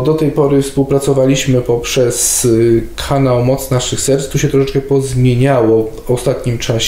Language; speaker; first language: Polish; native; Polish